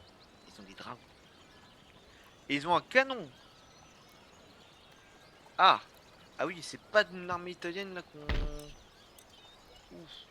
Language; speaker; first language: French; native; French